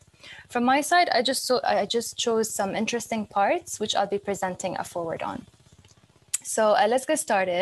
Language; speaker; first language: English; non-native, fluent; Arabic